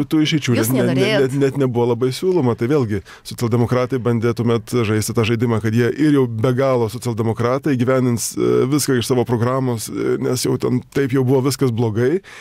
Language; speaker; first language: Lithuanian; native; Lithuanian